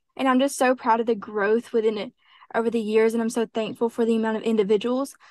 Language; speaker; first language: English; native; English